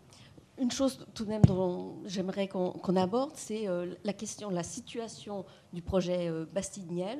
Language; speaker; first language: French; native; French